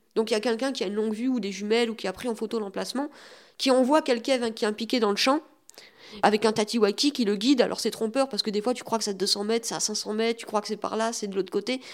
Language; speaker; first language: French; native; French